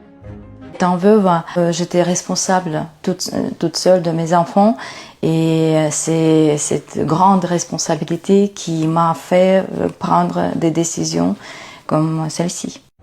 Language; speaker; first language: French; non-native, fluent; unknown